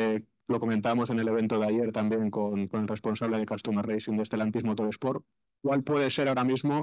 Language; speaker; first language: Spanish; native; Spanish